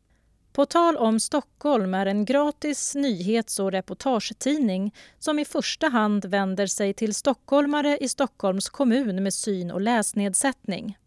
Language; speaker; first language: Swedish; native; Swedish